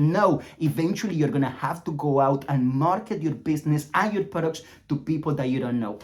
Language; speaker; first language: English; non-native, fluent; Spanish